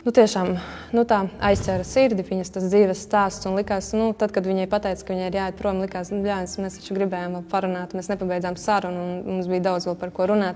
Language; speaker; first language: Latvian; native; Latvian